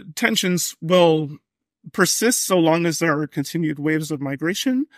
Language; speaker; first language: English; native; English